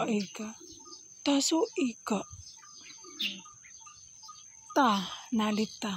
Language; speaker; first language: Chinese; non-native, learner; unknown